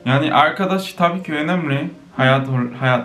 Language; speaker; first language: Turkish; non-native, fluent; Korean